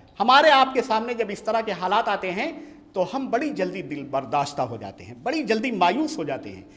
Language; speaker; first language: Urdu; native; Urdu